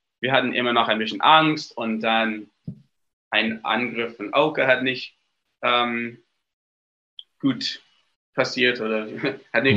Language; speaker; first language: German; non-native, learner; English